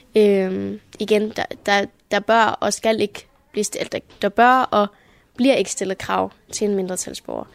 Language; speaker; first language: Danish; early bilingual, heritage; Danish